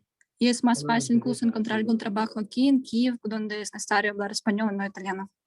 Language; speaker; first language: Spanish; non-native, learner; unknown